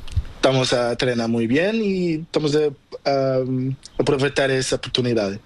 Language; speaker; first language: Spanish; non-native, learner; Portuguese